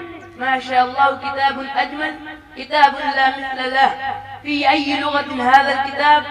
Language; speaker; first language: Arabic; non-native, learner; Urdu